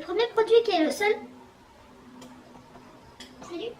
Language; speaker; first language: French; native; French